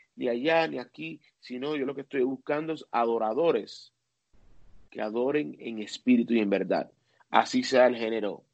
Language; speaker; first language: Spanish; early bilingual, heritage; Spanish